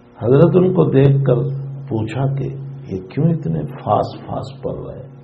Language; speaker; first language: Urdu; non-native, local second language; Gujarati